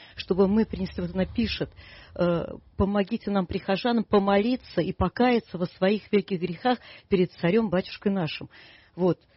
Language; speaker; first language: Russian; native; Russian